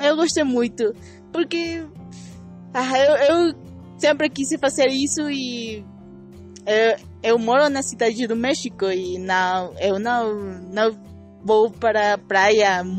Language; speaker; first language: Portuguese; non-native, learner; Spanish